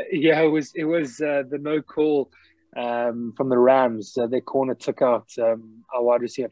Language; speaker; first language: English; native; English